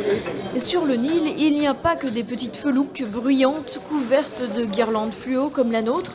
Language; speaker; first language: French; native; French